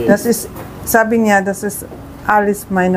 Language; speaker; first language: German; non-native, learner; Filipino